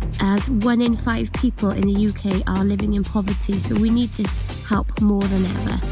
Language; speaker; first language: English; native; English